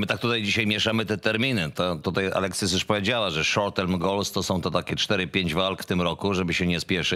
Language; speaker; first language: Polish; native; Polish